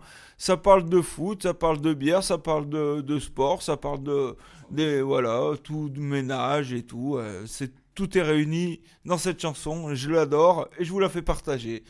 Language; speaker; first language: French; native; French